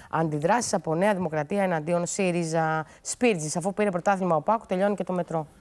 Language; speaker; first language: Greek; native; Greek